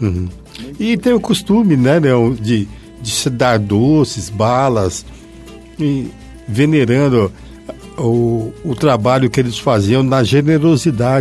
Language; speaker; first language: Portuguese; native; Portuguese